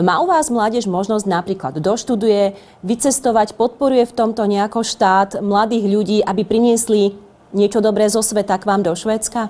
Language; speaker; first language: Slovak; native; Slovak